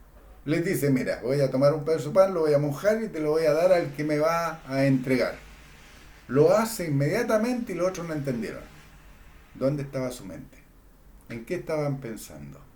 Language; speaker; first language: Spanish; native; Spanish